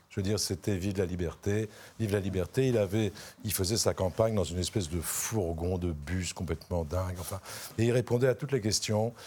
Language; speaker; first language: French; native; French